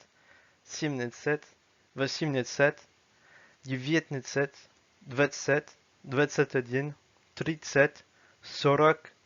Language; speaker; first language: Russian; non-native, fluent; French